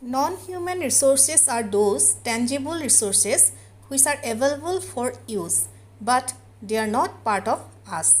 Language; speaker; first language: English; non-native, local second language; Assamese